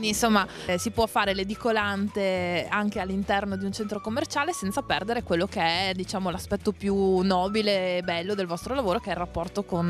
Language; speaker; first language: Italian; native; Italian